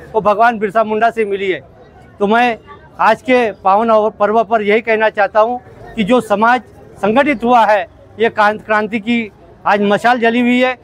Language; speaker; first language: Hindi; non-native, local second language; Marathi